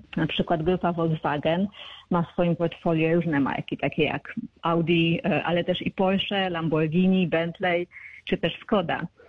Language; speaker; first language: Polish; native; Polish